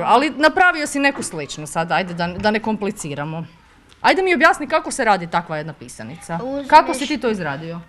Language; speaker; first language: Croatian; native; Croatian